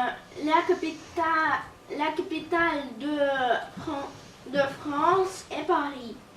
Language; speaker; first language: French; non-native, learner; Russian